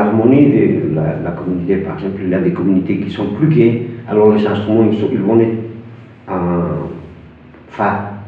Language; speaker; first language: French; non-native, fluent; Spanish